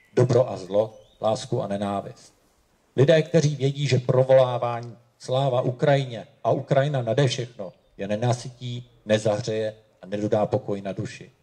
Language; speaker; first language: Czech; native; Czech